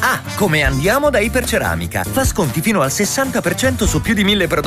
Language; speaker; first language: Italian; native; Italian